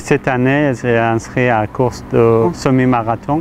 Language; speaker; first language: French; non-native, learner; Pashto